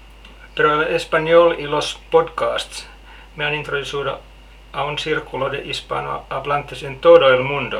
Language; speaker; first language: Spanish; non-native, learner; Finnish